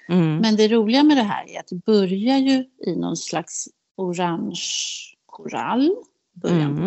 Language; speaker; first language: Swedish; native; Swedish